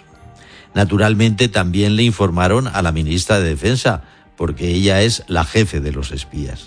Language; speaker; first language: Spanish; native; Spanish